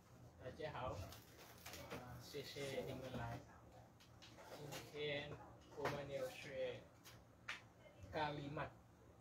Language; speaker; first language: Chinese; non-native, fluent; Indonesian